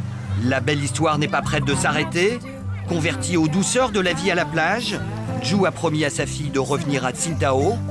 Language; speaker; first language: French; native; French